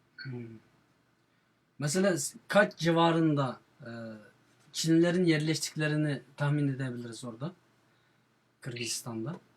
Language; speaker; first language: Turkish; non-native, fluent; Uyghur